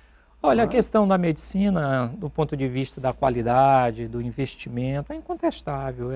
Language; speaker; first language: Portuguese; native; Portuguese